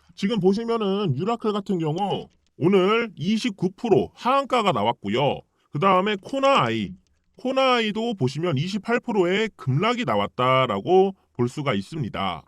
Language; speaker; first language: Korean; early bilingual, heritage; Korean